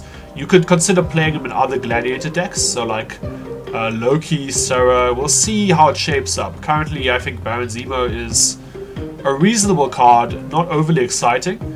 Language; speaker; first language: English; native; English